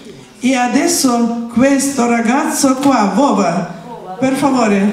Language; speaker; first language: Italian; non-native, learner; Russian